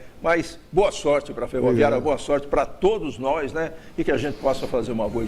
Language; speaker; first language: Portuguese; native; Portuguese